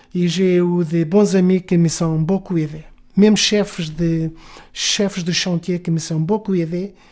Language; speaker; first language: French; non-native, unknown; Portuguese